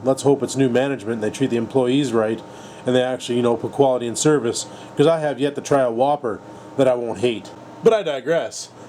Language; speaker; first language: English; native; English